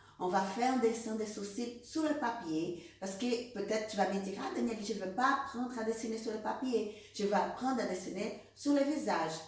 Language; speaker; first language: French; non-native, fluent; Portuguese